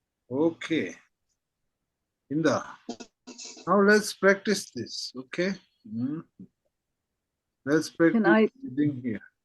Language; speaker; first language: English; non-native, fluent; Tibetan